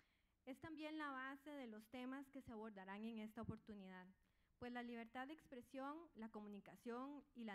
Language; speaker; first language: Spanish; native; Spanish